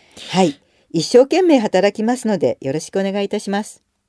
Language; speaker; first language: Japanese; non-native, fluent; Hungarian